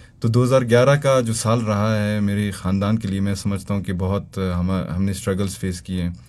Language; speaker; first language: Urdu; non-native, local second language; Brahui